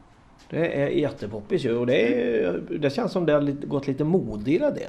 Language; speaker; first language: Swedish; native; Swedish